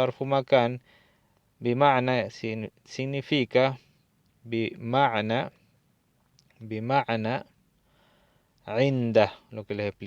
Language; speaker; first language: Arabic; non-native, fluent; Spanish